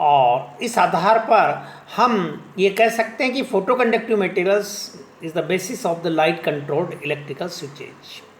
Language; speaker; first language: Hindi; native; Hindi